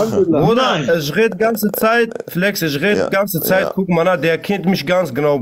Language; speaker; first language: German; non-native, learner; Kurdish